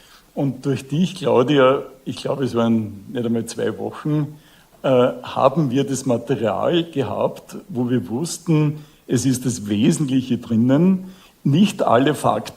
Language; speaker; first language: German; native; German